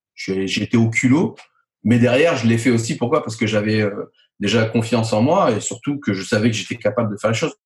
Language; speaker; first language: French; native; French